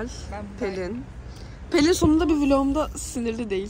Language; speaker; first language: Turkish; native; Turkish